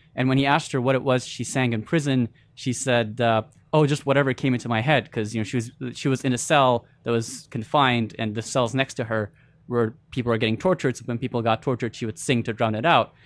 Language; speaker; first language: English; early bilingual, other home language; Arabic